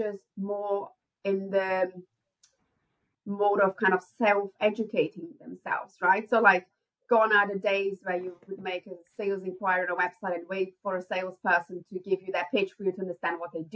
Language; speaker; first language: English; non-native, fluent; Portuguese